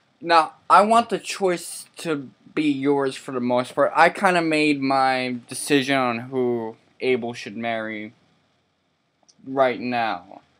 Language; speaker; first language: English; native; English